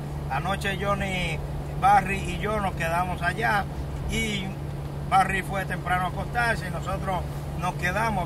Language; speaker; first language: Spanish; native; Spanish